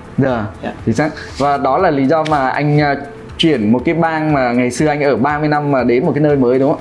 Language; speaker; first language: Vietnamese; native; Vietnamese